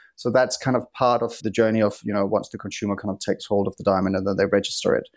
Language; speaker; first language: English; non-native, fluent; Danish